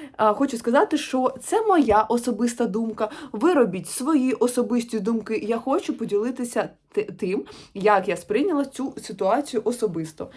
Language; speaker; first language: Ukrainian; non-native, local second language; Russian